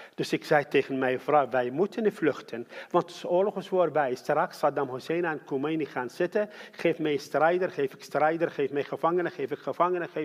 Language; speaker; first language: Dutch; non-native, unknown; Arabic